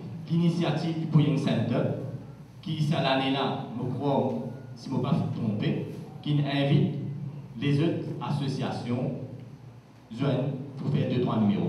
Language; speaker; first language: French; non-native, local second language; Morisyen